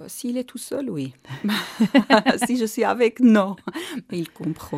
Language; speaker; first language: French; non-native, fluent; Armenian